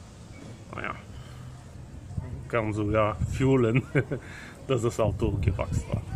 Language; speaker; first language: German; non-native, fluent; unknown